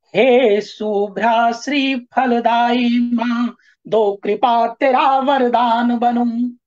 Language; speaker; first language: Hindi; native; Hindi